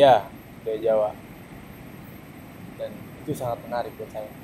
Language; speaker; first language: Indonesian; non-native, fluent; German